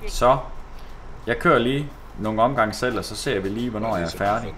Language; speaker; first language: Danish; native; Danish